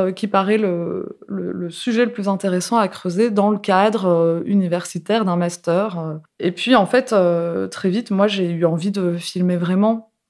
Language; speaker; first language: French; native; French